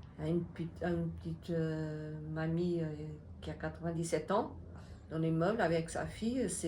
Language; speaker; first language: French; non-native, fluent; Portuguese